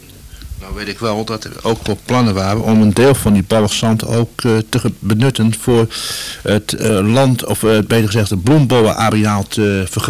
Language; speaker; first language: Dutch; native; Dutch